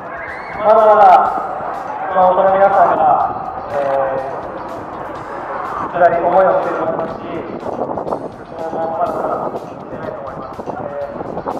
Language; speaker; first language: Japanese; native; Japanese